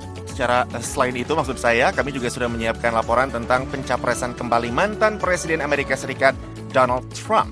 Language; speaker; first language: Indonesian; native; Indonesian